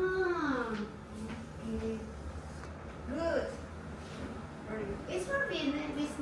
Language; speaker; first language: English; non-native, learner; Spanish